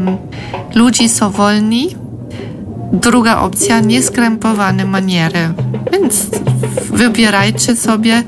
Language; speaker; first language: Polish; non-native, fluent; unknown